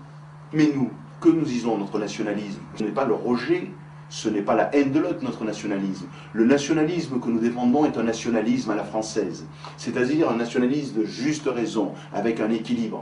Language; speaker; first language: French; native; French